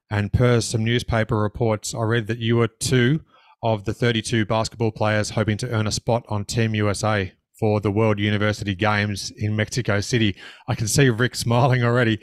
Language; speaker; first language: English; native; English